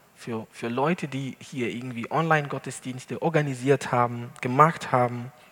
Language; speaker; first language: German; non-native, fluent; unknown